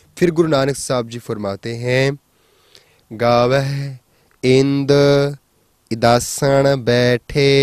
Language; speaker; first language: Hindi; non-native, local second language; Punjabi